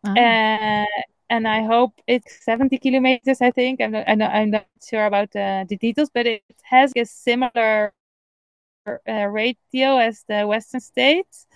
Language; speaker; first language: English; non-native, fluent; Dutch